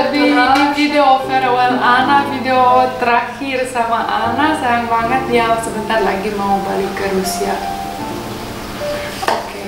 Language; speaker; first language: Indonesian; non-native, learner; Russian